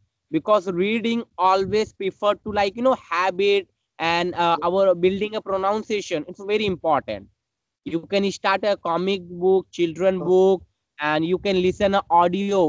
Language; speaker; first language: English; non-native, learner; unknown